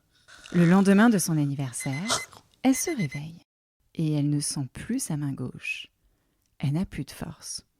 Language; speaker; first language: French; native; French